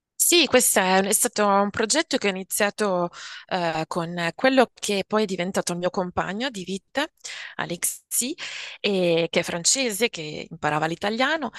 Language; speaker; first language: Italian; native; Italian